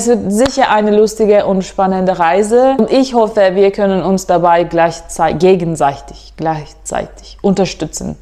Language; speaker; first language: German; non-native, fluent; Turkish